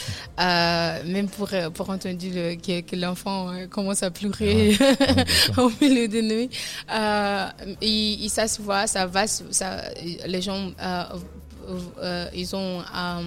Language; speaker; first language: French; non-native, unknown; Kabuverdianu